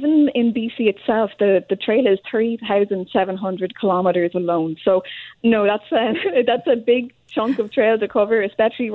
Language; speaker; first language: English; native; English